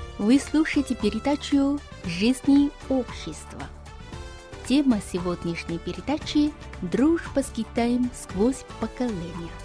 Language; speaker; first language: Russian; non-native, fluent; Chinese